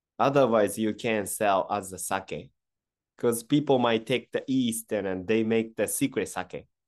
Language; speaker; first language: English; non-native, fluent; Japanese